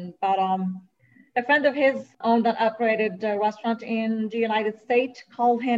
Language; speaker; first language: English; non-native, fluent; Arabic